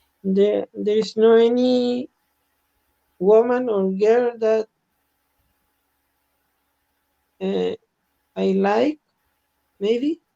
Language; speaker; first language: English; non-native, learner; Spanish